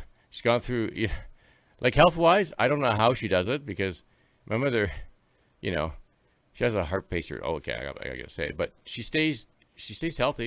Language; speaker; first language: English; early bilingual, other home language; French